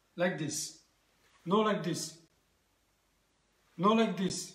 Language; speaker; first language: English; non-native, learner; French